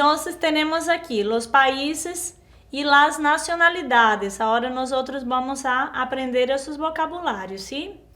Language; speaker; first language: Spanish; non-native, fluent; Portuguese